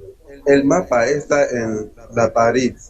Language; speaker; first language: Spanish; non-native, learner; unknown